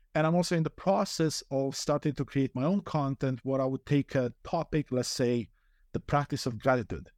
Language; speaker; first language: English; non-native, fluent; Romanian